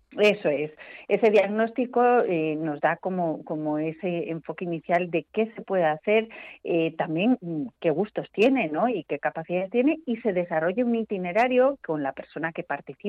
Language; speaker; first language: Spanish; native; Spanish